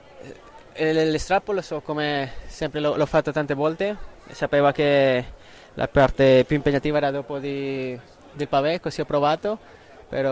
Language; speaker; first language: Italian; non-native, fluent; Spanish